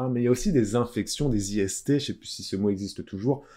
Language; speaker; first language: French; native; French